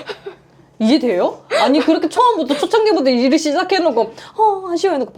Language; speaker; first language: Korean; native; Korean